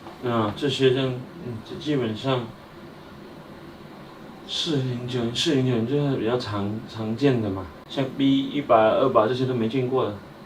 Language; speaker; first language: Chinese; native; Chinese